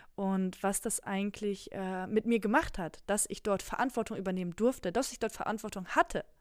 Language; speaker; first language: German; non-native, local second language; Polish